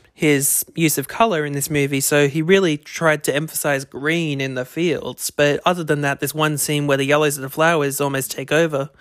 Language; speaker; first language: English; native; English